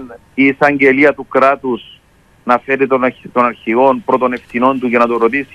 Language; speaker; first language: Greek; native; Greek